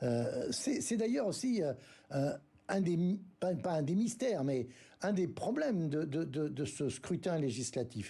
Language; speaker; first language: French; native; French